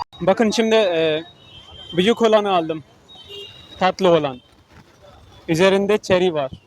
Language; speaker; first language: Turkish; non-native, fluent; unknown